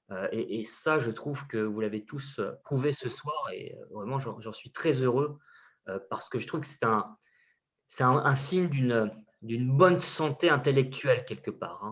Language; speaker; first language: French; native; French